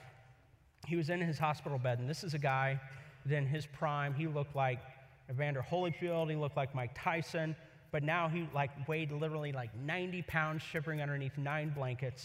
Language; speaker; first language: English; native; English